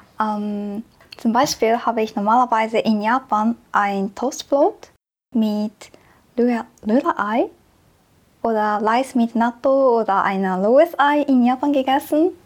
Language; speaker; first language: German; non-native, learner; Japanese